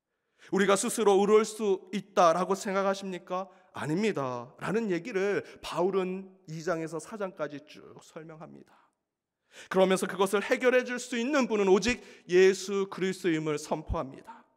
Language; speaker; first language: Korean; native; Korean